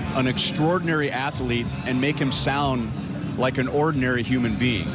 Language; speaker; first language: English; native; English